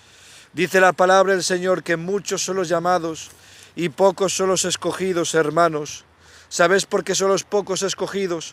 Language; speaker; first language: Spanish; native; Spanish